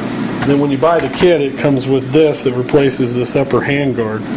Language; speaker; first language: English; native; English